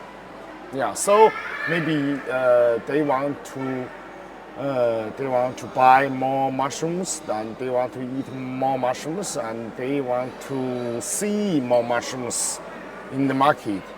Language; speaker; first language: English; non-native, learner; Chinese